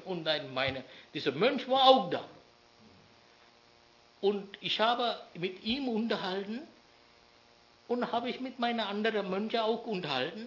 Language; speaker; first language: German; non-native, learner; Sinhala